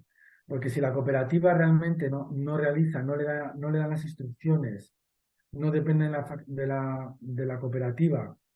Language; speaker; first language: Spanish; native; Spanish